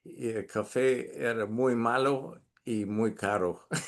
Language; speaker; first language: Spanish; non-native, fluent; English